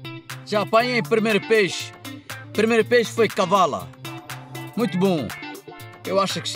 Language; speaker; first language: Portuguese; non-native, learner; Bangla